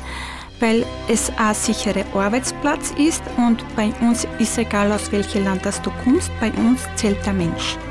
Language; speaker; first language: German; non-native, fluent; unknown